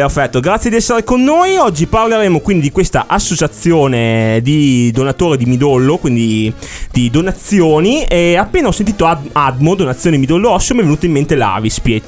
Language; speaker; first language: Italian; native; Italian